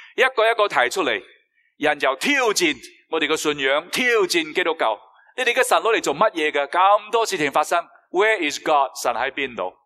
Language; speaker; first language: Cantonese; non-native, fluent; Chinese